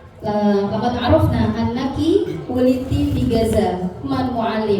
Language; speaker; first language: Arabic; non-native, learner; Indonesian